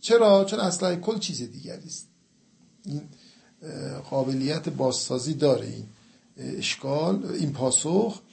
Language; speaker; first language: Persian; native; Persian